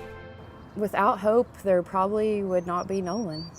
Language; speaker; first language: English; native; English